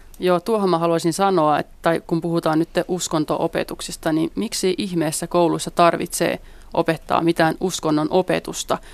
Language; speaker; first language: Finnish; early bilingual, other home language; Central Kurdish